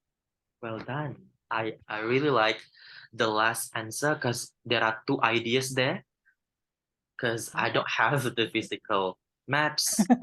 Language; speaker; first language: English; non-native, fluent; Indonesian